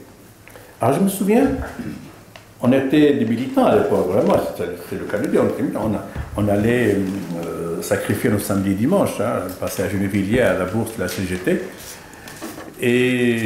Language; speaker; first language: French; non-native, local second language; Arabic